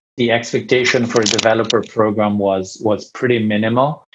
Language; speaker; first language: English; non-native, fluent; Italian